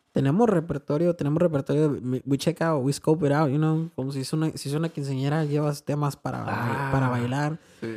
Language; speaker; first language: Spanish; early bilingual, heritage; Spanish